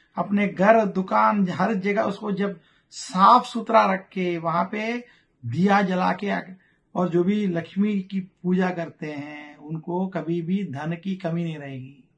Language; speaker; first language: Hindi; non-native, local second language; Telugu